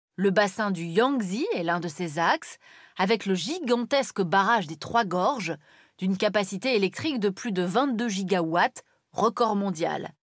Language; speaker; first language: French; native; French